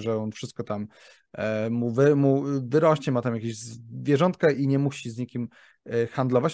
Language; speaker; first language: Polish; native; Polish